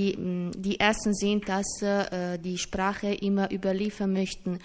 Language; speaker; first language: German; non-native, learner; Italian